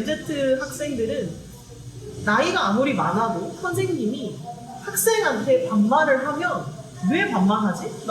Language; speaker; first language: Korean; native; Korean